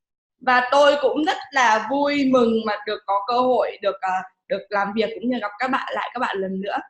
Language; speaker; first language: Vietnamese; non-native, fluent; English